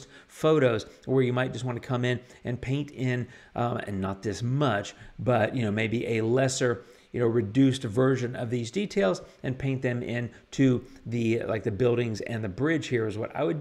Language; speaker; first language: English; native; English